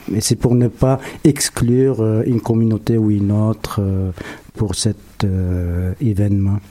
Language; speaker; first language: French; non-native, local second language; Arabic